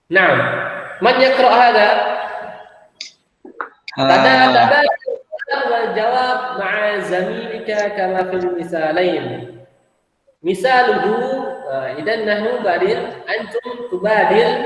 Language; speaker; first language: Arabic; non-native, fluent; Indonesian